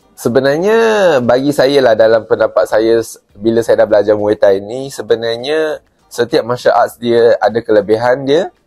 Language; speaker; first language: Malay; non-native, local second language; Chinese